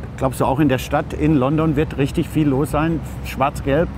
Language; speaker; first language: German; native; German